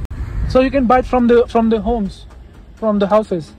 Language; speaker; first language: English; non-native, fluent; Punjabi